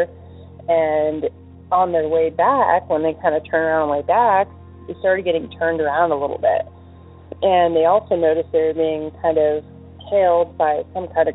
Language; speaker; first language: English; native; English